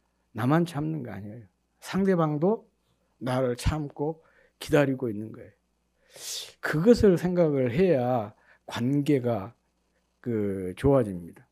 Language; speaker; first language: Korean; native; Korean